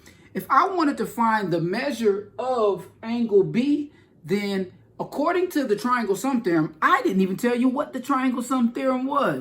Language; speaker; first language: English; native; English